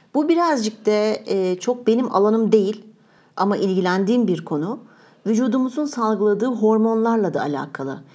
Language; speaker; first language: Turkish; native; Turkish